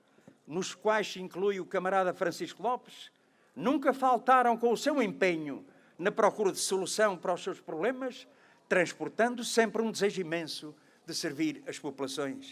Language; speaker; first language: Portuguese; native; Portuguese